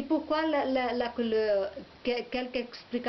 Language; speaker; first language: French; non-native, learner; Portuguese